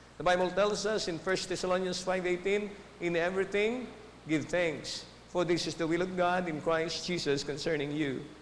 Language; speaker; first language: English; non-native, local second language; Filipino